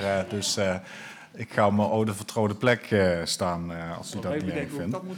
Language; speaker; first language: Dutch; native; Dutch